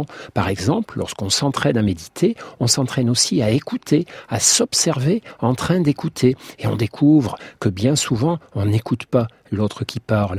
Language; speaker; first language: French; native; French